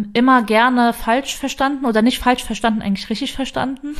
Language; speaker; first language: German; early bilingual, other home language; Turkish